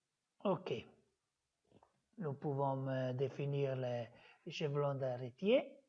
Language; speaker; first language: French; non-native, fluent; Italian